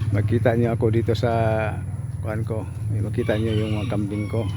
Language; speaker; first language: Filipino; non-native, local second language; Cebuano